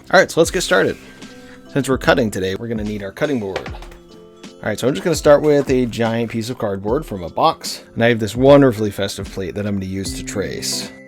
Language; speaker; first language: English; native; English